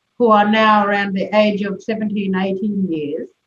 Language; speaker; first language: English; non-native, local second language; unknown